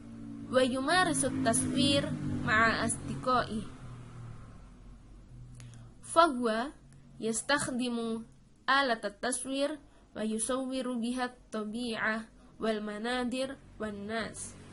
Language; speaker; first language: Arabic; non-native, fluent; Indonesian